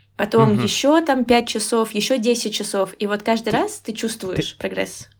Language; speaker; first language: Russian; native; Russian